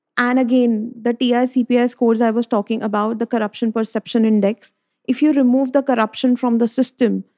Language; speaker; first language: English; non-native, local second language; Hindi